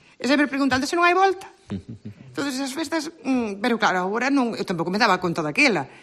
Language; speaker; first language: Galician; native; Galician